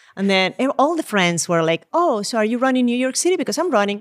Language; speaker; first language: English; non-native, fluent; Spanish